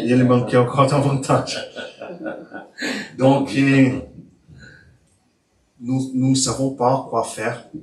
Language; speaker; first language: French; non-native, learner; Portuguese